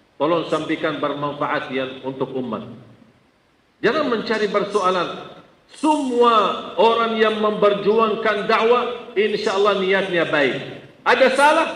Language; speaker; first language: Malay; non-native, fluent; Arabic